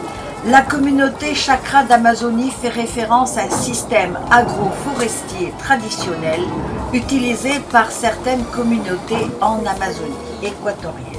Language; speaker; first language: French; native; French